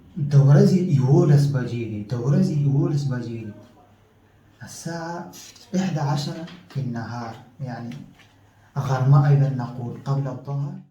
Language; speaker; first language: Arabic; non-native, fluent; Pashto